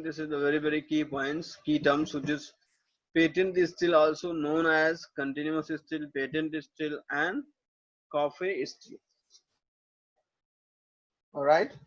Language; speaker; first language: English; non-native, local second language; Hindi